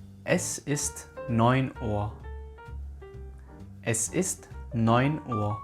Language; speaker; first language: German; non-native, fluent; Korean